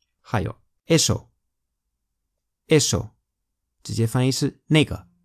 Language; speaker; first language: Chinese; non-native, fluent; Spanish